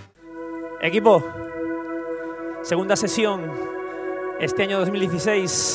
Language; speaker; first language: Spanish; native; Spanish